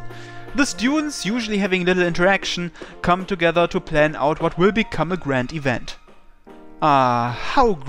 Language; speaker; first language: English; native; English